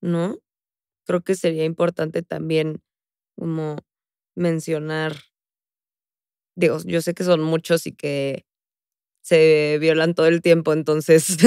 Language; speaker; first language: Spanish; native; Spanish